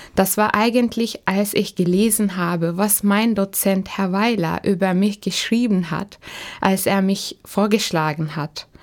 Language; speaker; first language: German; non-native, fluent; Turkish